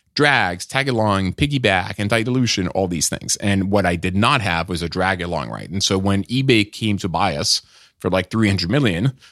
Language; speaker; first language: English; non-native, fluent; French